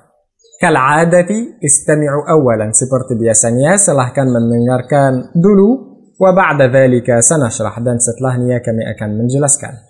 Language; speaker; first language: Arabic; non-native, fluent; Indonesian